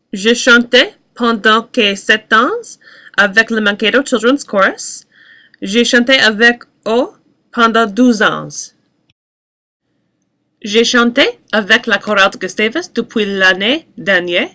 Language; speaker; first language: French; non-native, learner; English